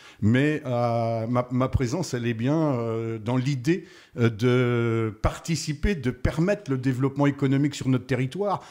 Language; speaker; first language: French; native; French